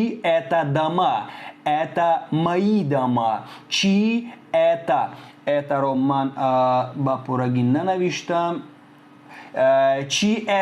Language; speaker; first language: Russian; non-native, fluent; Tajik